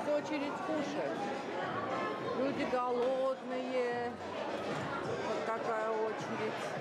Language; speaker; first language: Russian; native; Russian